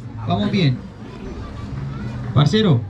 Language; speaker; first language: Spanish; native; Spanish